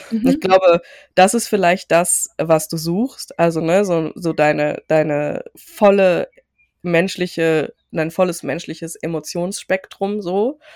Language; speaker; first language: German; early bilingual, other home language; Turkish